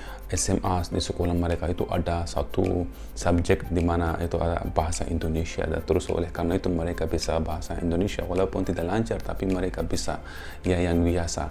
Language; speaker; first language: Indonesian; non-native, fluent; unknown